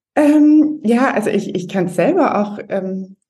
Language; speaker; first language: German; native; German